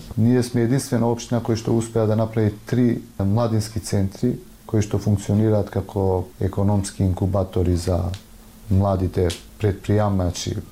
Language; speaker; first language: Macedonian; non-native, local second language; Albanian